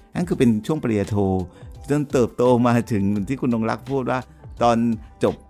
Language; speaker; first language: Thai; native; Thai